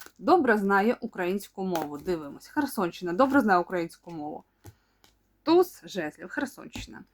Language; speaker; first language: Ukrainian; non-native, local second language; Russian